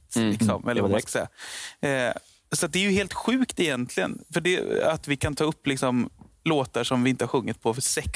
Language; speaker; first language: Swedish; native; Swedish